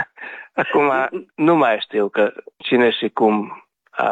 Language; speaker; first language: Romanian; non-native, local second language; Hungarian